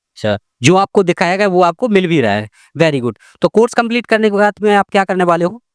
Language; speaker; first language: Hindi; native; Hindi